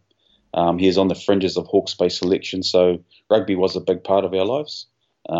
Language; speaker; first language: English; native; English